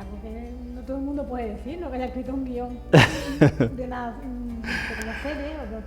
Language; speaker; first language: Spanish; native; Spanish